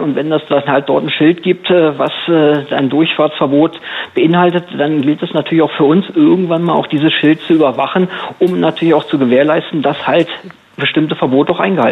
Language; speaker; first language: German; native; German